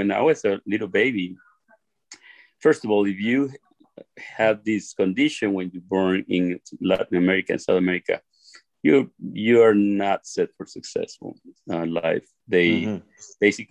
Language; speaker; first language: English; non-native, fluent; Spanish